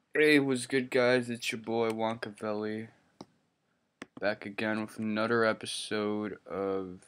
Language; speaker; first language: English; native; English